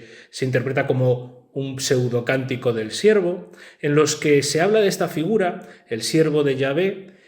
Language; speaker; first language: Spanish; native; Spanish